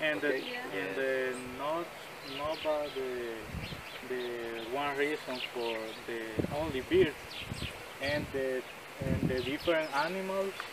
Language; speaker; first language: English; non-native, learner; Spanish